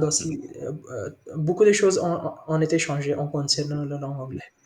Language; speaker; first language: French; non-native, learner; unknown